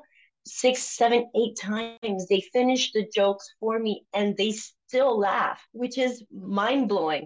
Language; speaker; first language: English; early bilingual, other home language; Spanish